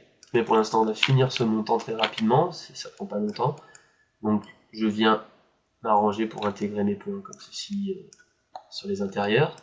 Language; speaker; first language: French; native; French